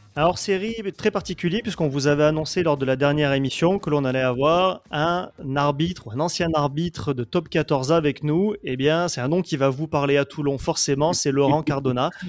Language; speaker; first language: French; native; French